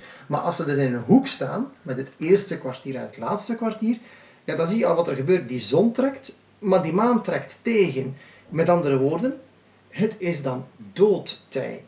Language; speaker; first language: Dutch; native; Dutch